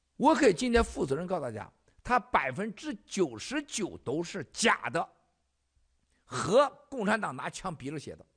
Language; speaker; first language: Chinese; native; Chinese